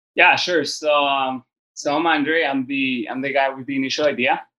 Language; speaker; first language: English; early bilingual, other home language; Spanish